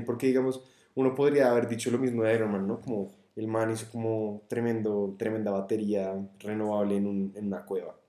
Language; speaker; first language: Spanish; native; Spanish